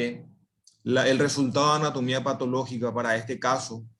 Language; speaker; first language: Spanish; native; Spanish